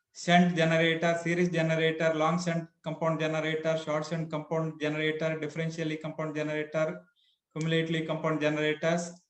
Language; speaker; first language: English; non-native, local second language; Kannada